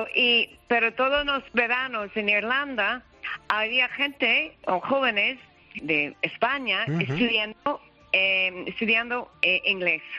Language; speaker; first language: Spanish; non-native, learner; English